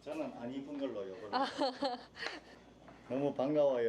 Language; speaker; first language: Korean; native; Korean